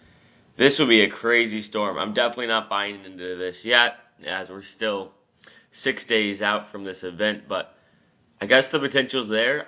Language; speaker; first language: English; native; English